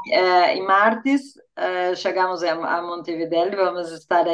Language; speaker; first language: Spanish; non-native, fluent; Portuguese